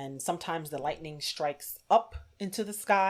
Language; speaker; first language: English; native; English